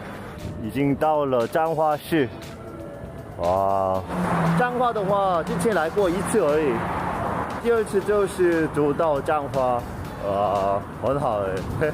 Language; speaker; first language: Chinese; non-native, fluent; Korean